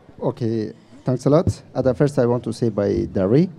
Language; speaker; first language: English; non-native, learner; Persian